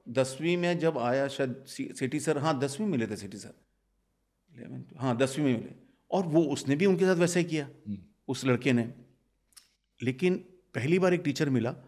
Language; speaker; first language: Hindi; native; Hindi